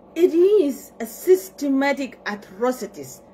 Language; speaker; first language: English; non-native, fluent; Arabic